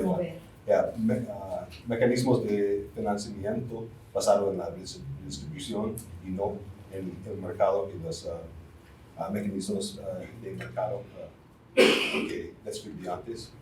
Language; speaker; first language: Spanish; non-native, fluent; English